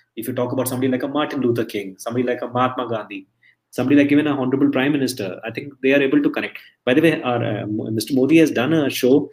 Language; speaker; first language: English; non-native, local second language; Malayalam